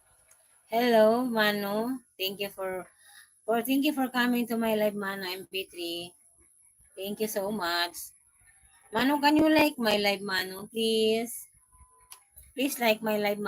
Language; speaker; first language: English; non-native, local second language; Filipino